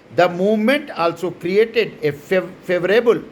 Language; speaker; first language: English; non-native, local second language; Hindi